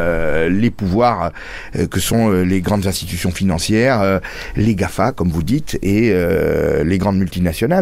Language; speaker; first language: French; native; French